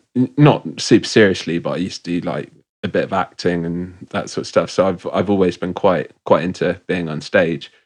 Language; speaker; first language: English; native; English